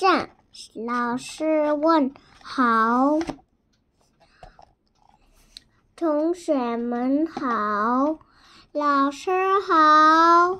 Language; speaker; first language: Chinese; non-native, learner; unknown